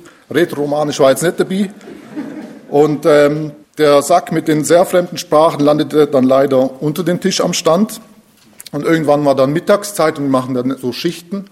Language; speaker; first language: German; native; German